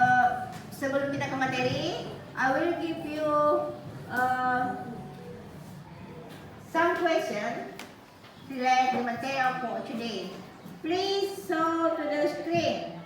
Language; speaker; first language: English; non-native, learner; Indonesian